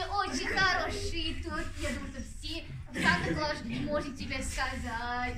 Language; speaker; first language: Russian; non-native, learner; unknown